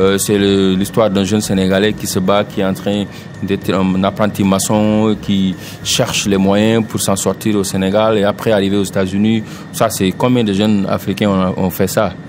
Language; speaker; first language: French; non-native, local second language; Wolof